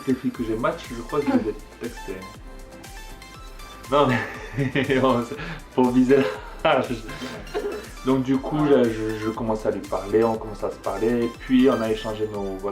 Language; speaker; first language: French; native; French